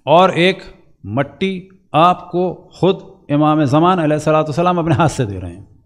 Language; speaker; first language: Urdu; native; Urdu